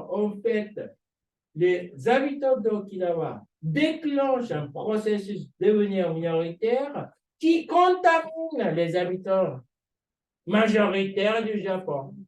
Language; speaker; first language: French; non-native, fluent; Japanese